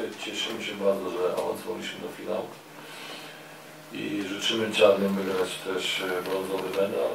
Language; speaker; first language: Polish; non-native, fluent; Lithuanian